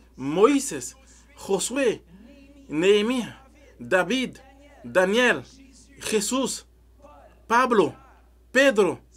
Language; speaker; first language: Spanish; non-native, learner; French